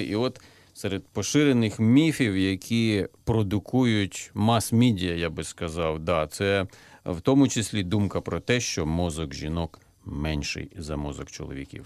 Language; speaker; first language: Ukrainian; native; Ukrainian